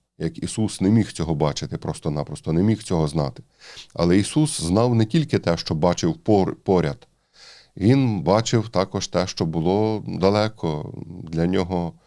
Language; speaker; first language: Ukrainian; native; Ukrainian